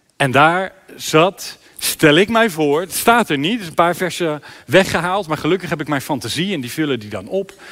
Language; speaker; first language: Dutch; native; Dutch